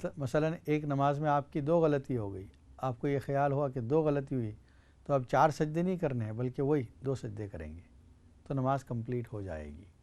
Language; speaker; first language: Urdu; native; Urdu